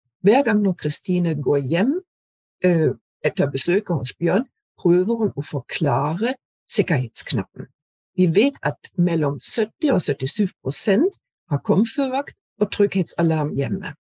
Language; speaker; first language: Norwegian; non-native, fluent; German